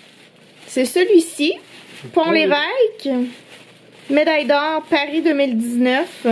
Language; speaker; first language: French; native; French